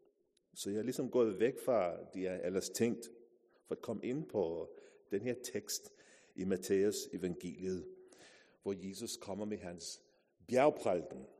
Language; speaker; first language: Danish; non-native, fluent; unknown